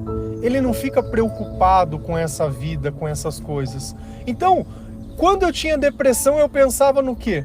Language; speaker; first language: Portuguese; native; Portuguese